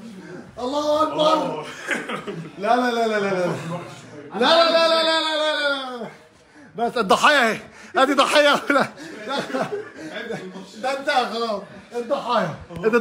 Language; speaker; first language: Arabic; native; Arabic